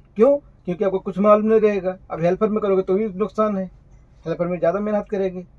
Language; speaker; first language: Hindi; native; Hindi